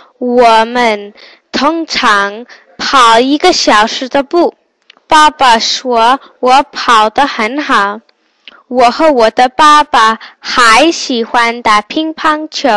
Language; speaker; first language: Chinese; non-native, learner; English